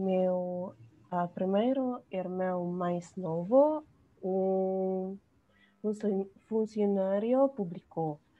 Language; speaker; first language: Portuguese; non-native, learner; Indonesian